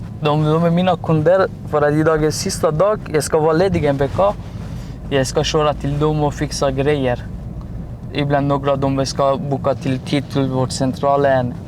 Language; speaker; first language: Swedish; non-native, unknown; Persian